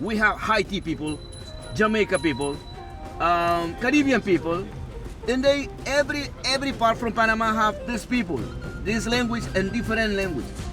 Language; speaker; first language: English; non-native, learner; Spanish